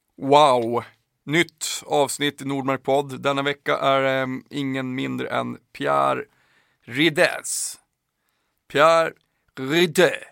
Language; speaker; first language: Swedish; native; Swedish